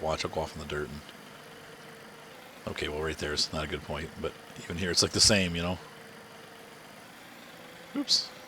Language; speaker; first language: English; native; English